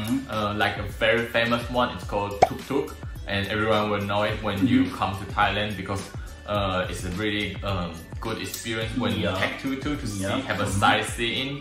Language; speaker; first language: English; non-native, learner; Chinese